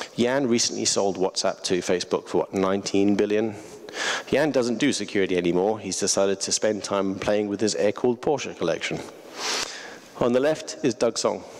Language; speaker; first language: English; native; English